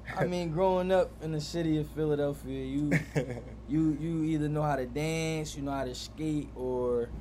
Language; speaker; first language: English; native; English